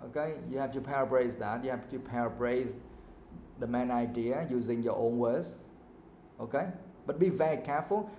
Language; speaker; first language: English; non-native, fluent; Vietnamese